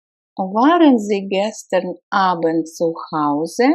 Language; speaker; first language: German; non-native, fluent; Russian